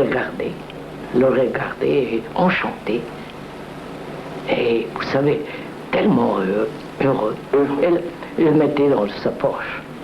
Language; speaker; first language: French; non-native, learner; Telugu